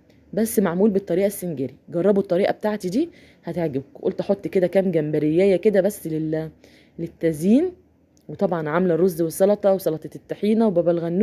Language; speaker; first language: Arabic; native; Arabic